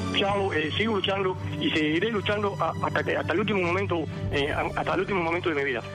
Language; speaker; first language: Spanish; native; Spanish